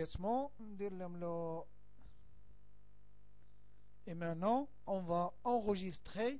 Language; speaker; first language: French; non-native, local second language; Arabic